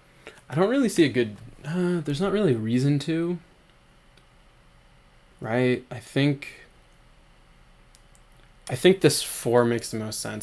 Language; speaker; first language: English; native; English